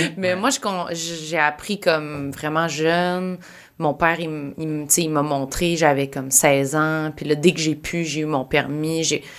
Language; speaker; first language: French; native; French